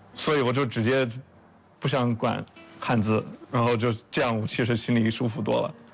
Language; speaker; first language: Chinese; non-native, fluent; English